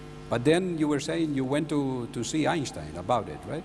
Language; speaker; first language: English; non-native, fluent; Italian